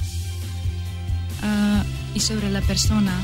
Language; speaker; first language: Spanish; non-native, learner; Russian